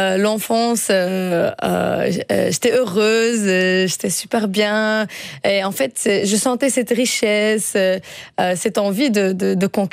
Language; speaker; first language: French; non-native, fluent; Dutch